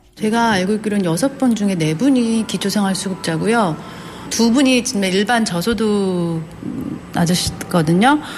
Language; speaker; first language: Korean; native; Korean